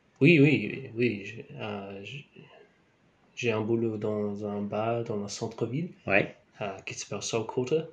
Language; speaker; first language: French; non-native, learner; English